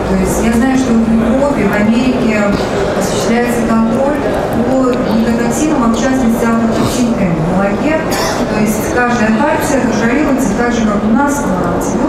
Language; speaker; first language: Russian; native; Russian